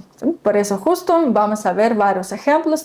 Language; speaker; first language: Spanish; non-native, fluent; Russian